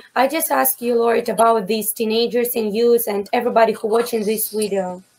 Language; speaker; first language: English; non-native, fluent; Ukrainian